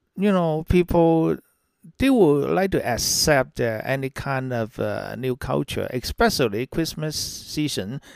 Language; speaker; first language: English; non-native, local second language; Cantonese